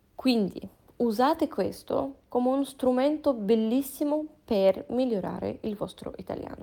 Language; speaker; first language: Italian; non-native, fluent; Russian